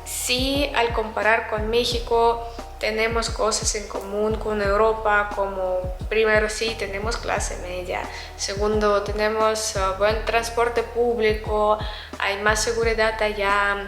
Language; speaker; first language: Spanish; non-native, fluent; Russian